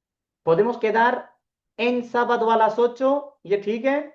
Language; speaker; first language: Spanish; non-native, fluent; Urdu